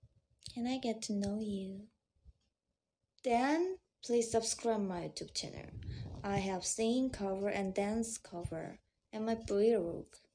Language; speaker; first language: English; non-native, learner; Korean